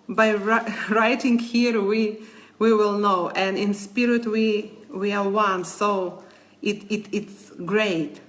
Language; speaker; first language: English; non-native, learner; Ukrainian